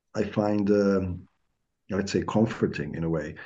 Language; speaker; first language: English; non-native, fluent; Croatian